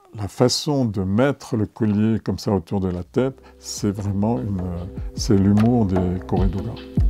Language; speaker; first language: French; native; French